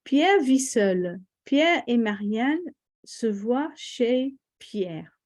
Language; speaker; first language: French; non-native, fluent; English